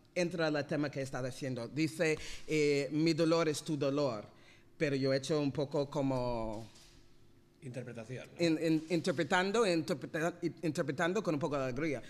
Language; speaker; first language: Spanish; non-native, fluent; English